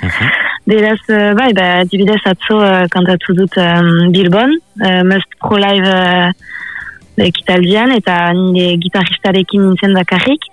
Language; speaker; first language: Basque; non-native, local second language; French